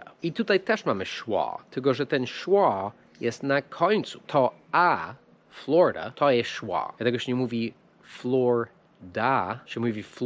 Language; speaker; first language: Polish; non-native, fluent; English